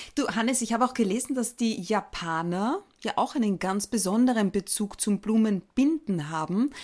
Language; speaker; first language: German; native; German